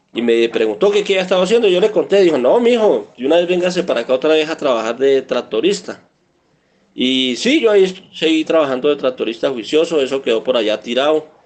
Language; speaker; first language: Spanish; native; Spanish